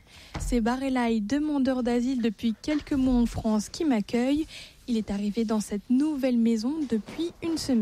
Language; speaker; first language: French; native; French